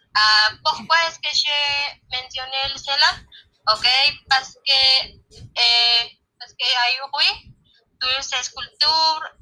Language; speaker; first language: Spanish; non-native, learner; French